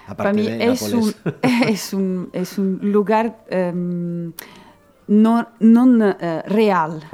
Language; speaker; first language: Spanish; non-native, learner; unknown